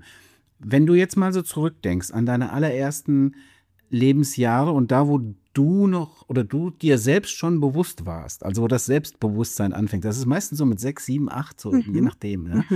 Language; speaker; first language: German; native; German